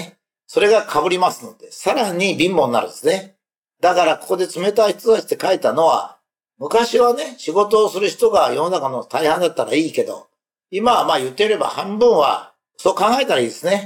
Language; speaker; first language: Japanese; native; Japanese